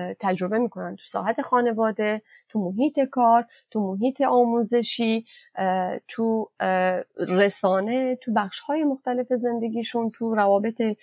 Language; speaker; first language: Persian; non-native, local second language; Kurdish